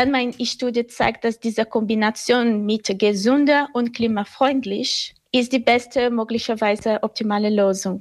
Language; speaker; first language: German; non-native, fluent; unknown